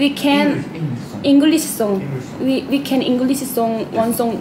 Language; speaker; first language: English; non-native, learner; Thai